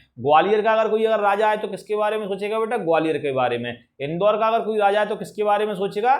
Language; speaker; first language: Hindi; native; Hindi